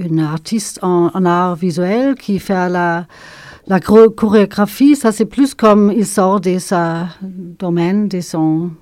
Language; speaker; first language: French; non-native, fluent; German